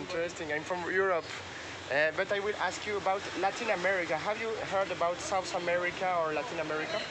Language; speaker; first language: English; non-native, fluent; French